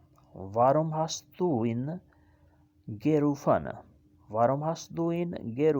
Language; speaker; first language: German; non-native, fluent; Urdu